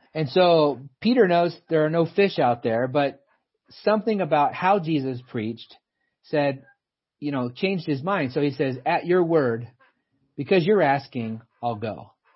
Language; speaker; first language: English; native; English